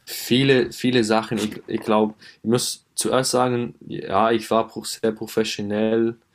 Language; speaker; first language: German; non-native, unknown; English